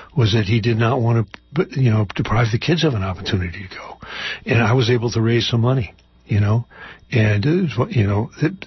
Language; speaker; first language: English; native; English